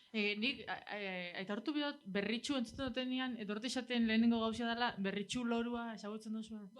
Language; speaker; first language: Basque; native; Basque